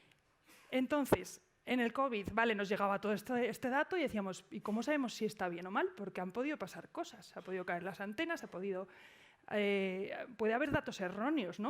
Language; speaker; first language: Spanish; native; Spanish